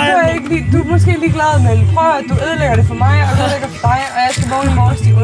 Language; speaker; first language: Danish; native; Danish